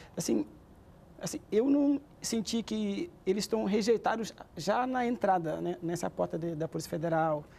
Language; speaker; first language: Portuguese; non-native, fluent; Wolof